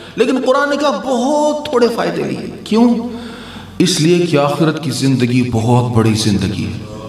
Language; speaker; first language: Urdu; non-native, local second language; Punjabi